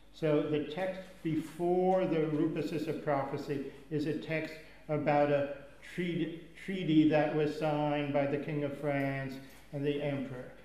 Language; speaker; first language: English; native; English